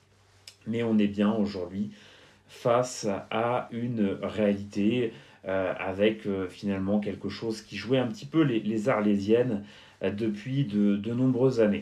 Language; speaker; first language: French; native; French